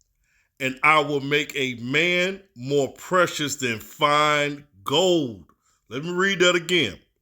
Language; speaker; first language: English; native; English